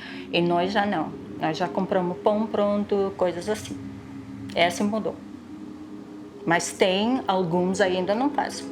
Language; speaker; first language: Portuguese; non-native, local second language; Russian